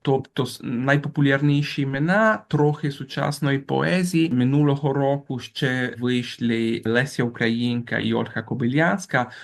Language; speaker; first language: Ukrainian; non-native, fluent; Italian